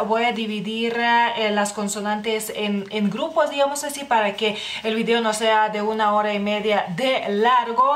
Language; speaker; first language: Spanish; non-native, fluent; Lithuanian